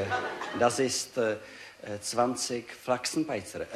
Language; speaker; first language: German; non-native, learner; Czech